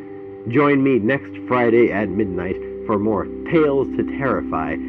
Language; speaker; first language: English; native; English